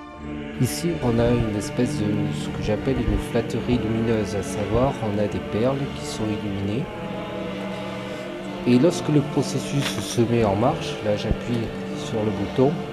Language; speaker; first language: French; native; French